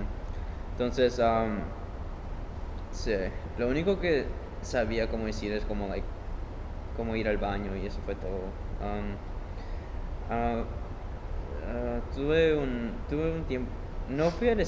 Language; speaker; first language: Spanish; early bilingual, heritage; Spanish